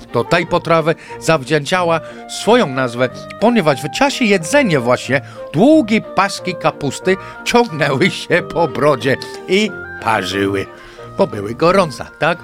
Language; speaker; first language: Polish; non-native, fluent; English